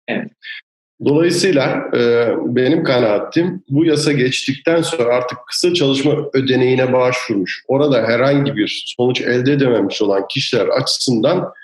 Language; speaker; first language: Turkish; native; Turkish